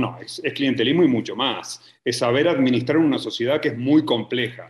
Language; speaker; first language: Spanish; native; Spanish